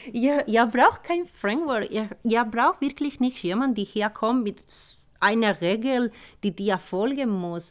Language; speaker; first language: German; non-native, fluent; Spanish